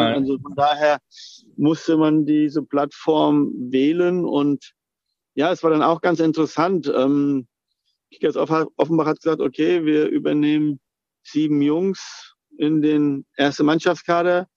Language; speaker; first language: German; native; German